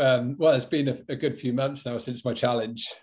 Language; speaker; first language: English; native; English